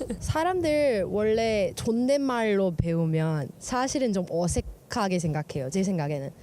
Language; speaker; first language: Korean; non-native, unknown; English